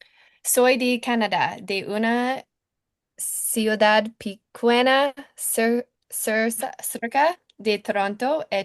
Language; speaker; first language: Spanish; non-native, learner; English